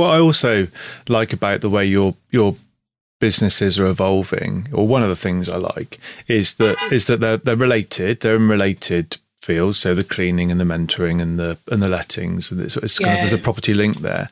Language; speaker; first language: English; native; English